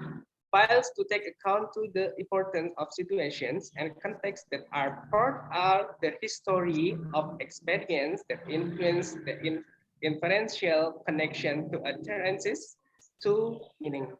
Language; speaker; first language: English; non-native, learner; Indonesian